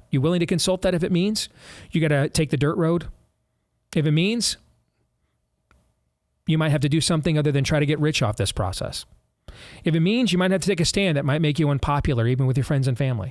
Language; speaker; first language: English; native; English